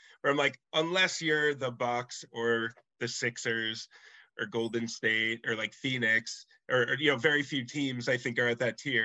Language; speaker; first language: English; native; English